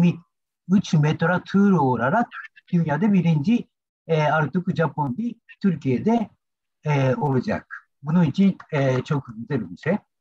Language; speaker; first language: Turkish; non-native, learner; Japanese